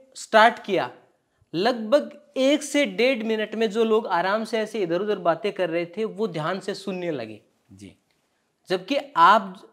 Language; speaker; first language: Hindi; native; Hindi